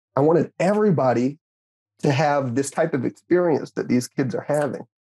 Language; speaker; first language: English; native; English